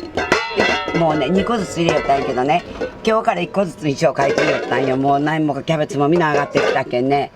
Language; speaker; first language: Japanese; native; Japanese